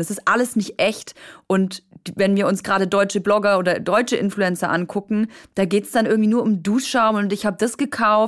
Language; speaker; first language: German; native; German